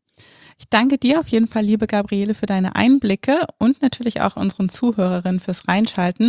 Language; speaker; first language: German; native; German